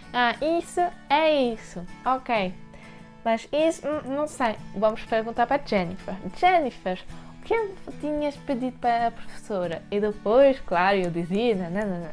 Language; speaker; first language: Portuguese; early bilingual, heritage; French